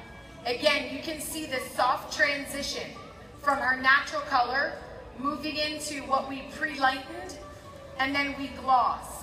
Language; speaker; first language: English; native; English